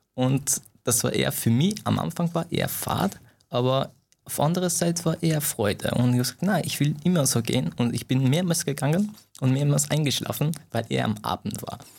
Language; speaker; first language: German; non-native, fluent; Persian